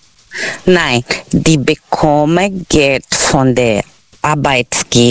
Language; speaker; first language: German; non-native, learner; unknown